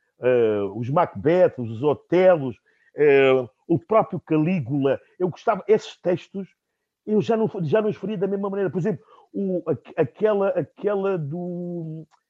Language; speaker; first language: Portuguese; non-native, local second language; Upper Guinea Crioulo